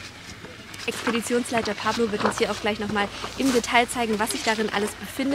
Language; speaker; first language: German; native; German